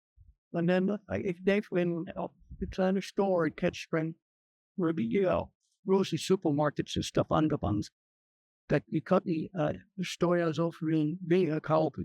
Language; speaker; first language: German; early bilingual, heritage; German